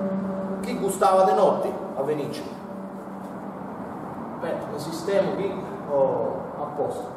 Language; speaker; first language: Italian; native; Italian